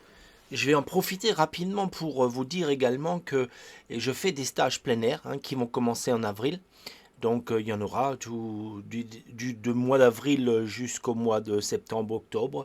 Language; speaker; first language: French; native; French